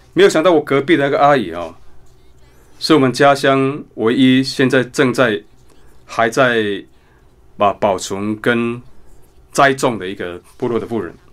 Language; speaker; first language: Chinese; non-native, local second language; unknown